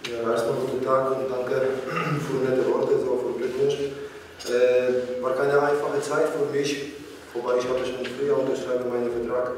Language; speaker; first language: German; non-native, learner; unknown